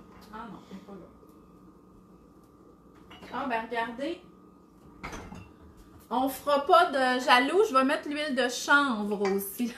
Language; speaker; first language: French; native; French